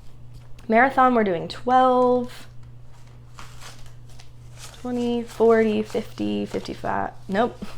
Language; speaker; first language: English; native; English